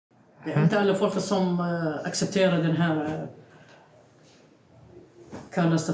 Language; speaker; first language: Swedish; non-native, fluent; Arabic